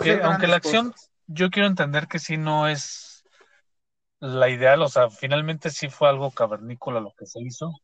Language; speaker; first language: Spanish; native; Spanish